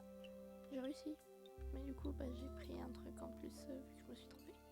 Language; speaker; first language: French; native; French